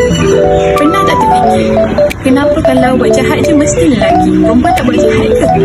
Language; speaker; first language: Malay; native; Malay